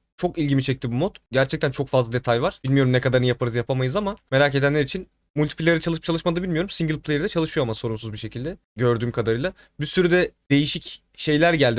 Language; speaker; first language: Turkish; native; Turkish